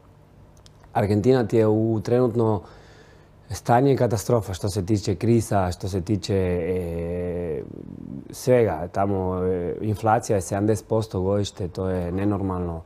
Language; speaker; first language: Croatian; non-native, fluent; Spanish